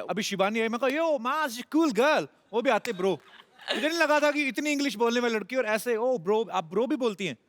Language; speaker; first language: Hindi; non-native, local second language; Punjabi